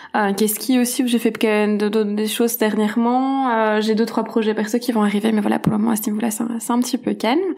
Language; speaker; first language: French; native; French